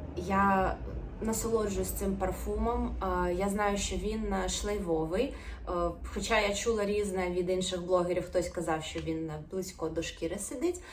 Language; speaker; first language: Ukrainian; non-native, local second language; Russian